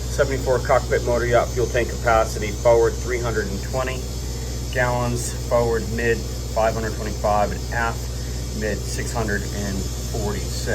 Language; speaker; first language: English; native; English